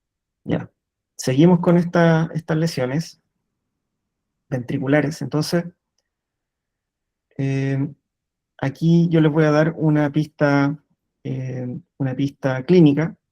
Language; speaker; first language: Spanish; native; Spanish